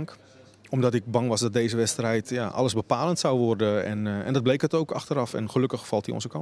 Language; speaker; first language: Dutch; native; Dutch